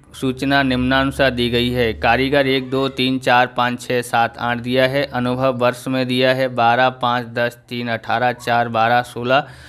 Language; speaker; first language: Hindi; non-native, local second language; Gujarati